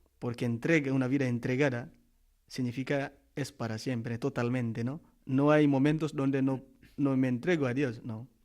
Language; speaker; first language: Spanish; non-native, fluent; Indonesian